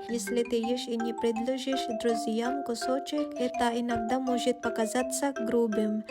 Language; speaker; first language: Russian; non-native, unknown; Waray